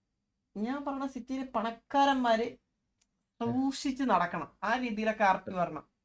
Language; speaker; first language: Malayalam; native; Malayalam